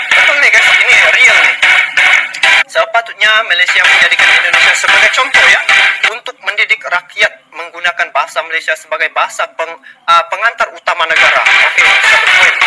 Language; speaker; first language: Malay; native; Malay